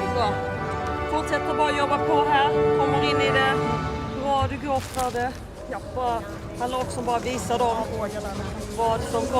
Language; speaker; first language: Swedish; native; Swedish